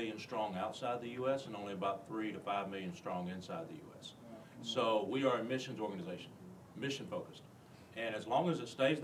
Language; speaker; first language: English; native; English